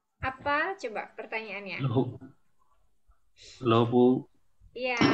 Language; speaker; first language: Indonesian; native; Indonesian